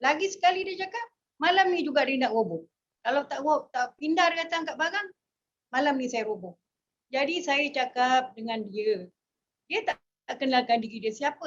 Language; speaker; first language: Malay; native; Malay